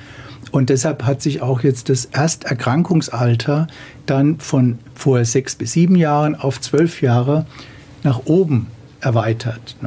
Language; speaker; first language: German; native; German